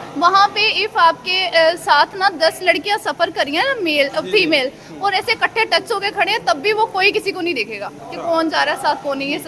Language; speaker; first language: Urdu; non-native, local second language; Punjabi